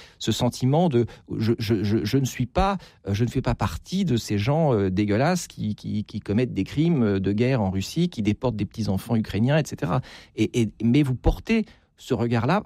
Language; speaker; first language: French; native; French